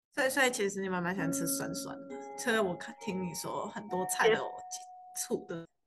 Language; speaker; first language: Chinese; native; Chinese